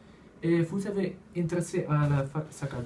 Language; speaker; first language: French; non-native, learner; Dutch